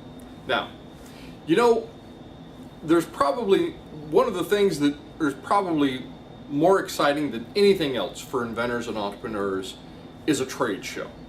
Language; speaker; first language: English; native; English